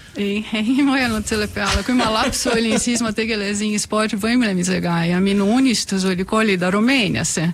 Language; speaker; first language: Estonian; non-native, fluent; Portuguese